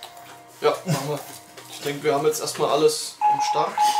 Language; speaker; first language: German; native; German